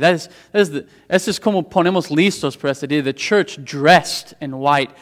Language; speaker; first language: Spanish; non-native, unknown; English